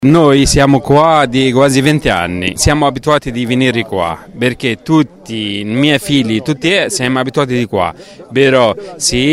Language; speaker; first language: Italian; non-native, learner; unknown